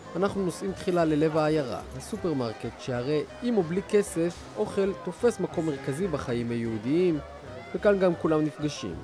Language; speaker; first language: Hebrew; native; Hebrew